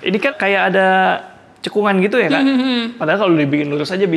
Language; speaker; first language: Indonesian; native; Indonesian